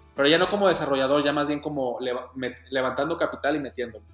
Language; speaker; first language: Spanish; native; Spanish